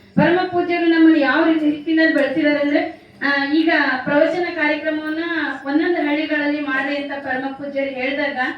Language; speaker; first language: Kannada; native; Kannada